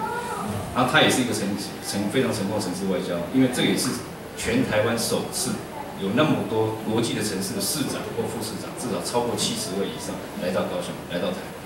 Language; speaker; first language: Chinese; native; Chinese